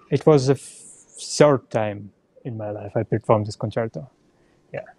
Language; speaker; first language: English; non-native, learner; Russian